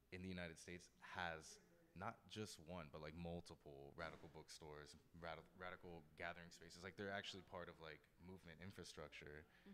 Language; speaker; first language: English; native; English